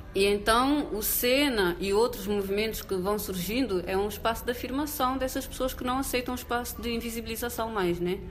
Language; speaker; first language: Portuguese; non-native, local second language; Kabuverdianu